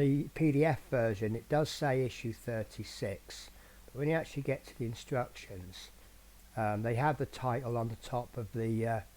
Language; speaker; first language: English; native; English